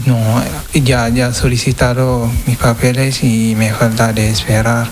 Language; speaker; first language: Spanish; non-native, learner; Wolof